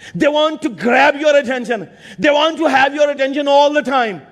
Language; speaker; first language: English; non-native, local second language; Urdu